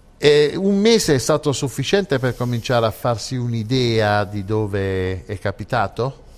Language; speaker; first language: Italian; native; Italian